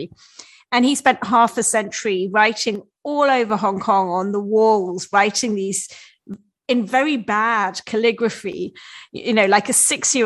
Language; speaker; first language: English; native; English